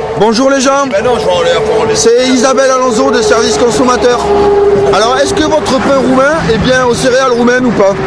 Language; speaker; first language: French; native; French